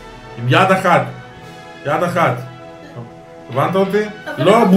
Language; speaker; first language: Hebrew; native; Hebrew